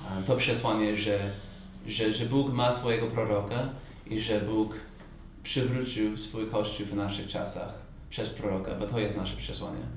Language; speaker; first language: Polish; non-native, fluent; English